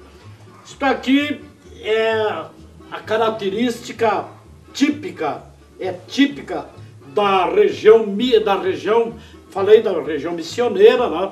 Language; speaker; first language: Portuguese; native; Portuguese